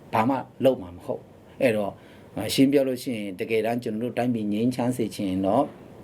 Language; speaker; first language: Burmese; non-native, local second language; Shan